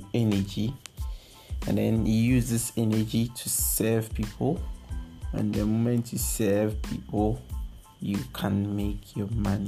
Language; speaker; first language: English; non-native, local second language; Akan